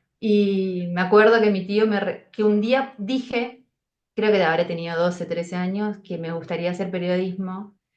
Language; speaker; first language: Spanish; native; Spanish